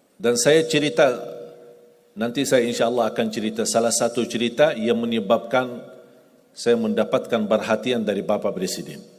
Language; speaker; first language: Indonesian; non-native, fluent; Arabic